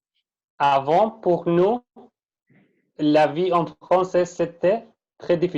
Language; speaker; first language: French; non-native, learner; Kurdish